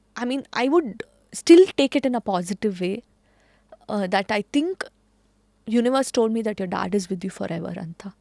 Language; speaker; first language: English; non-native, local second language; Kannada